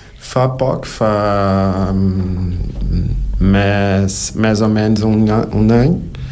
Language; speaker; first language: Catalan; non-native, learner; Portuguese